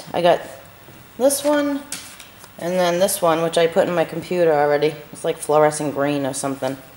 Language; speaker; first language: English; native; English